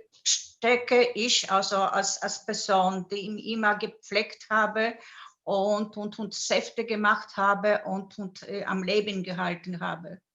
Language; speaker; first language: German; non-native, fluent; Polish